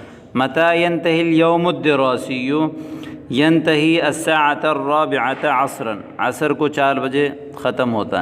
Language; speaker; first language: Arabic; non-native, fluent; Urdu